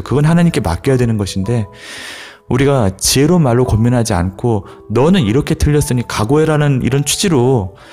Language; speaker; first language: Korean; native; Korean